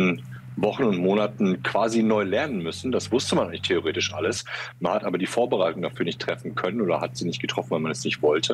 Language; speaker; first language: German; native; German